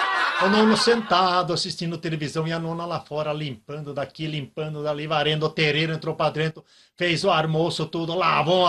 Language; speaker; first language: Portuguese; native; Portuguese